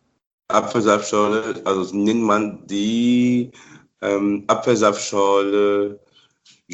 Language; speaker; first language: German; non-native, fluent; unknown